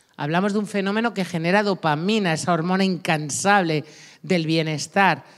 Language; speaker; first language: Spanish; native; Spanish